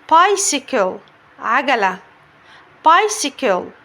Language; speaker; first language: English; non-native, fluent; Arabic